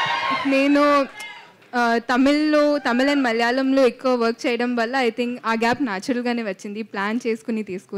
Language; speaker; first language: Telugu; non-native, fluent; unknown